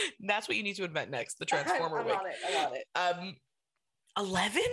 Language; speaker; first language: English; native; English